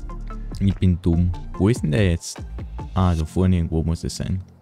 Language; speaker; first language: German; native; German